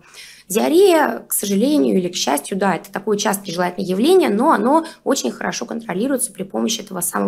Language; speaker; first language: Russian; native; Russian